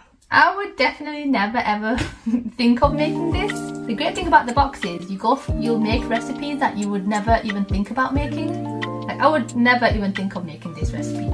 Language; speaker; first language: English; native; English